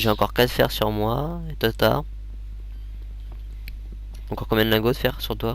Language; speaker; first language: French; native; French